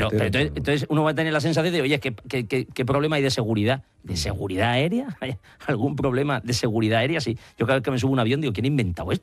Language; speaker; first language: Spanish; native; Spanish